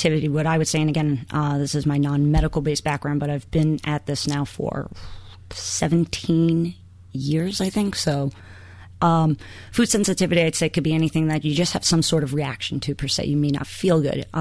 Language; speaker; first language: English; native; English